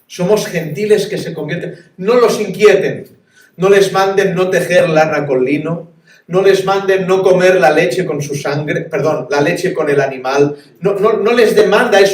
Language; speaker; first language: Spanish; native; Spanish